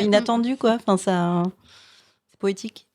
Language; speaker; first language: French; native; French